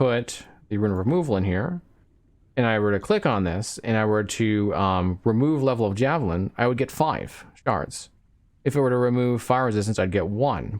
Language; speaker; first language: English; native; English